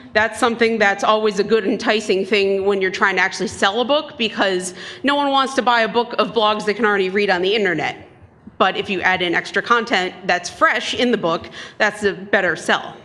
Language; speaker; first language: English; native; English